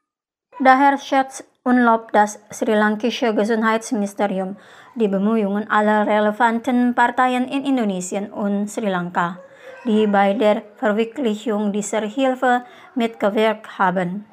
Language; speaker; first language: German; non-native, fluent; Indonesian